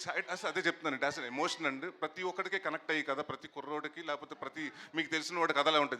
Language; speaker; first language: Telugu; native; Telugu